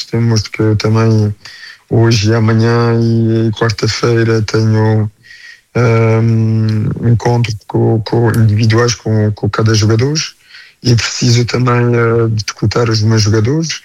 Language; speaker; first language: Portuguese; early bilingual, heritage; French